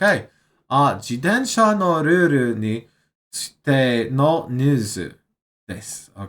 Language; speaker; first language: Japanese; non-native, learner; English